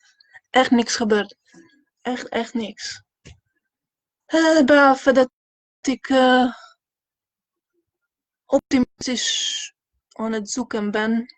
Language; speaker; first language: Dutch; non-native, fluent; Hungarian